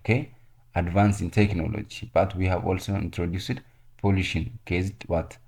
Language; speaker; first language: English; non-native, local second language; Amharic